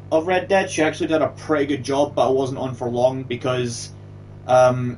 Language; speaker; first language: English; native; English